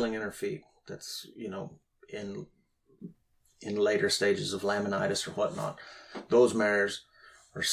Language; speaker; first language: English; native; English